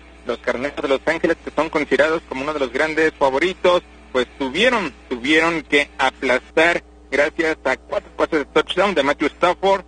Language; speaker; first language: Spanish; native; Spanish